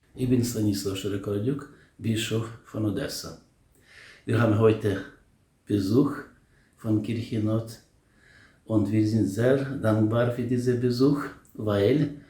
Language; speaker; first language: German; non-native, learner; Ukrainian